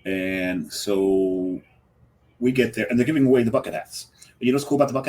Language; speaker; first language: English; native; English